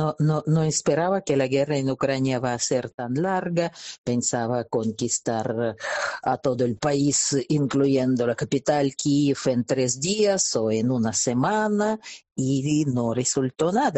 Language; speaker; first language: Spanish; non-native, fluent; Russian